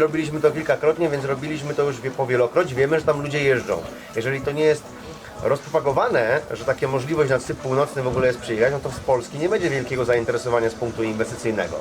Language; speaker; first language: Polish; native; Polish